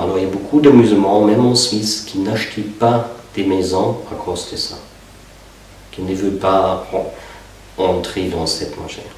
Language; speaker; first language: French; non-native, fluent; German